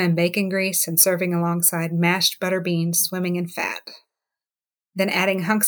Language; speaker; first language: English; native; English